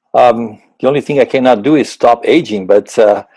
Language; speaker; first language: English; non-native, fluent; Portuguese